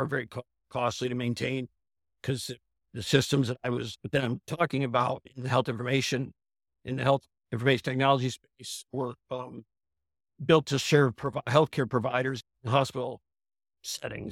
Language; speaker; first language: English; native; English